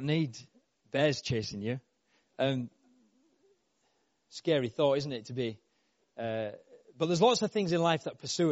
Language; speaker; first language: English; native; English